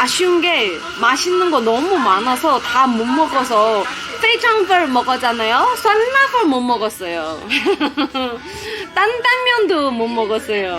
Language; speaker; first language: Korean; non-native, fluent; Chinese